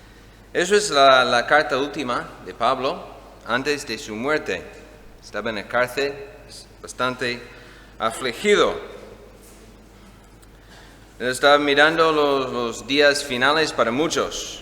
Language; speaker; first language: Spanish; non-native, fluent; English